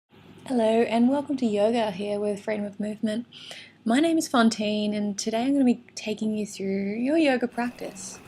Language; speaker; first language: English; native; English